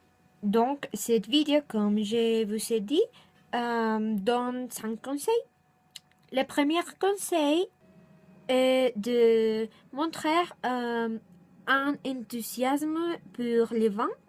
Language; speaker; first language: French; non-native, learner; Spanish